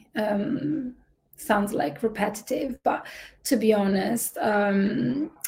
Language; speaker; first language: English; non-native, fluent; Italian